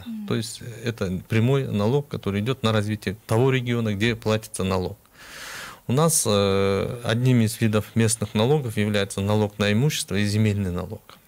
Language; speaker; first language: Russian; non-native, local second language; Kyrgyz